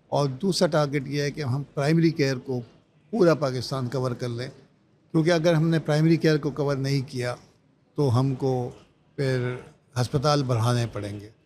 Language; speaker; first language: Urdu; native; Urdu